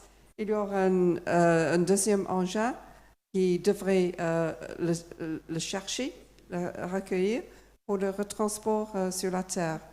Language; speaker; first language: French; non-native, fluent; English